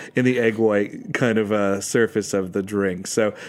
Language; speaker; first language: English; native; English